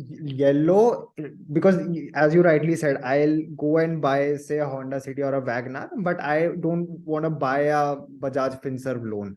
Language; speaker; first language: English; non-native, local second language; Hindi